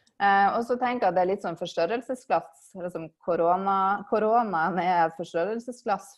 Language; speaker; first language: Norwegian; native; Norwegian